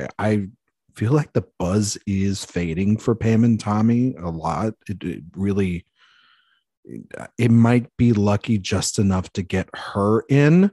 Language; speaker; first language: English; native; English